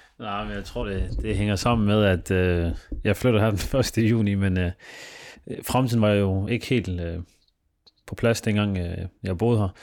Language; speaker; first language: Danish; early bilingual, other home language; Somali